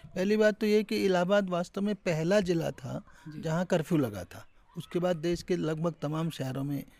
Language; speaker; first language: Hindi; native; Hindi